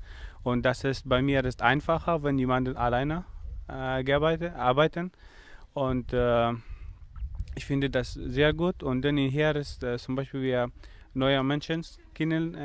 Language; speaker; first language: German; non-native, learner; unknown